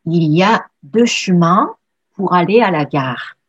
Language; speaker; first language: French; non-native, fluent; Japanese